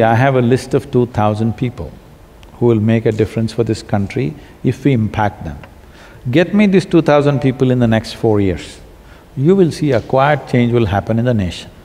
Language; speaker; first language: English; non-native, local second language; Kannada